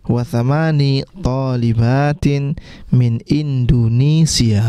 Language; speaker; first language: Arabic; non-native, fluent; Indonesian